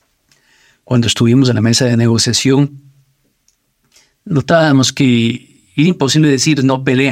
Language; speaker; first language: Spanish; native; Spanish